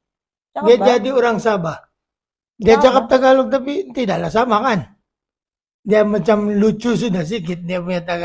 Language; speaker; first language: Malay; non-native, local second language; Filipino